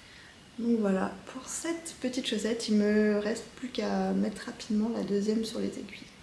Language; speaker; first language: French; native; French